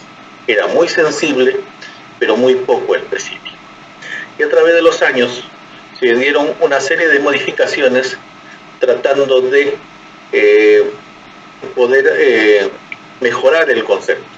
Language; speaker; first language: Spanish; native; Spanish